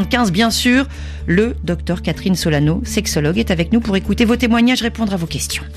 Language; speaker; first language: French; native; French